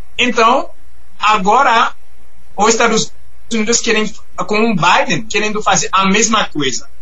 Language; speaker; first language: Portuguese; non-native, fluent; Haitian Creole